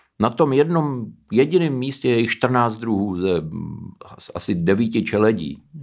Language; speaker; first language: Czech; early bilingual, heritage; Czech